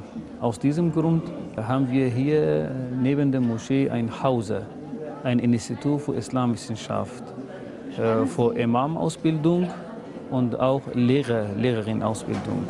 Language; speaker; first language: German; non-native, learner; Persian